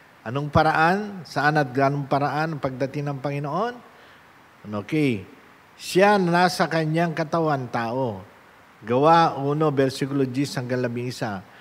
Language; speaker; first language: Filipino; native; Filipino